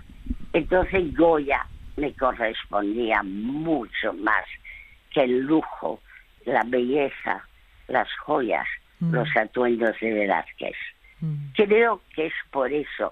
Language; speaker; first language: Spanish; early bilingual, other home language; French